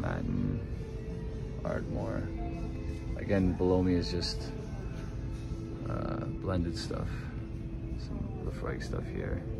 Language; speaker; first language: English; native; English